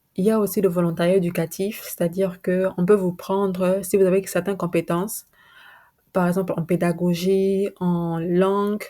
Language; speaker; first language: French; non-native, local second language; Lingala